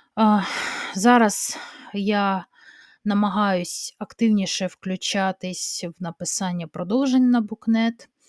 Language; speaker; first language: Ukrainian; non-native, local second language; Russian